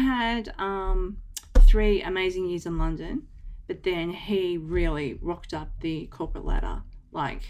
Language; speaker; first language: English; native; English